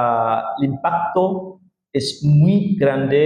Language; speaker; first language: Spanish; non-native, learner; Indonesian